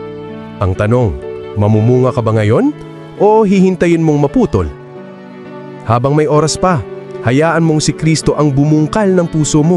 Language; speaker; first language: Filipino; native; Filipino